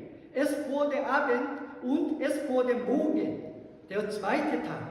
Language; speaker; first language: German; non-native, learner; Korean